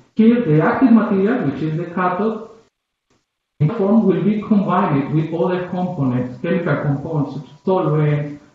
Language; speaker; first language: English; non-native, fluent; Spanish